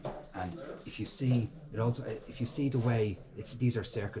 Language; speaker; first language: English; native; English